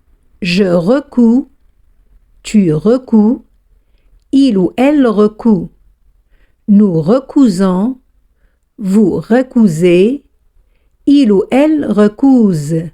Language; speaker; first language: French; non-native, fluent; Spanish